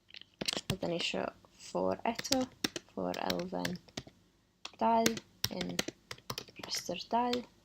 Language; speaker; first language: Welsh; non-native, local second language; English